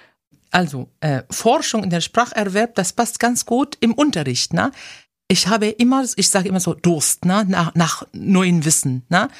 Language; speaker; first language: German; non-native, fluent; Arabic